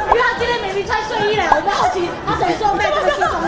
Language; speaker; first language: Chinese; native; Chinese